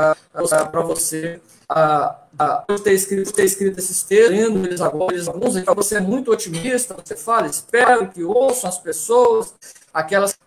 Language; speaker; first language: Portuguese; native; Portuguese